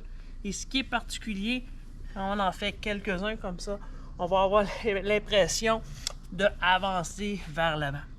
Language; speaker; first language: French; native; French